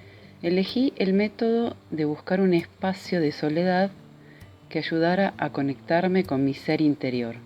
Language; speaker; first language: Spanish; native; Spanish